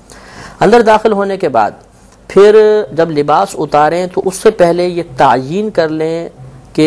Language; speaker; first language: Urdu; native; Urdu